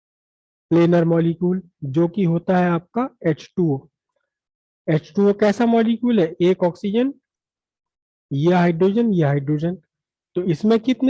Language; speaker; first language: Hindi; native; Hindi